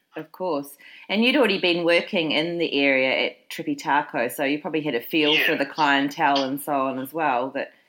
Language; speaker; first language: English; native; English